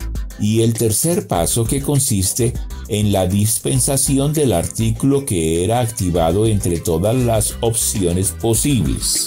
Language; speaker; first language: Spanish; native; Spanish